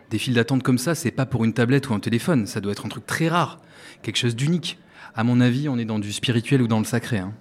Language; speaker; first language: French; native; French